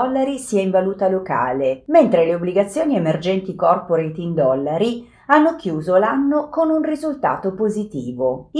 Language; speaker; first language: Italian; native; Italian